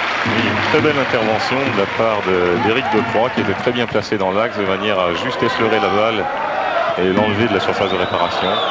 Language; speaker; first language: French; native; French